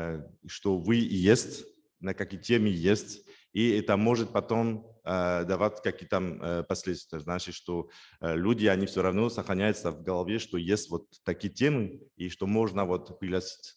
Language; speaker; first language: Russian; non-native, fluent; French